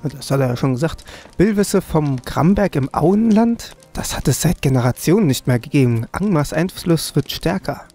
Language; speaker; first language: German; native; German